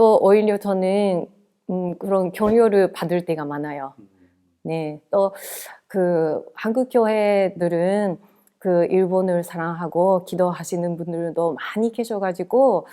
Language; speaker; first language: Korean; non-native, fluent; Japanese